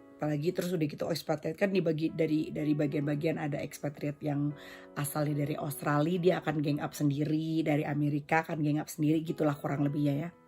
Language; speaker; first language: Indonesian; native; Indonesian